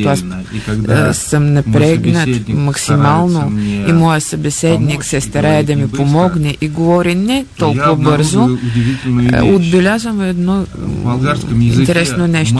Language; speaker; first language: Bulgarian; non-native, fluent; Russian